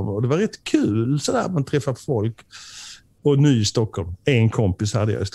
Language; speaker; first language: Swedish; native; Swedish